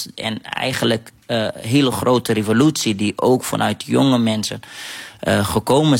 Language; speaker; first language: Dutch; non-native, fluent; Arabic